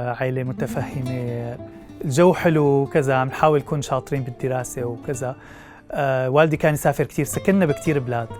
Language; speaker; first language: Arabic; native; Arabic